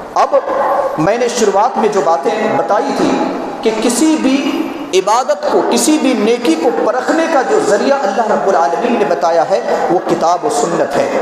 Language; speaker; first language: Urdu; native; Urdu